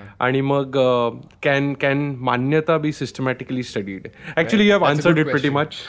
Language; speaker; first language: English; non-native, local second language; Marathi